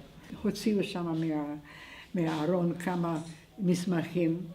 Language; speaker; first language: Hebrew; non-native, fluent; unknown